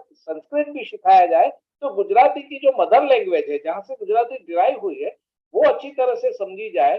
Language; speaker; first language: Hindi; non-native, local second language; Gujarati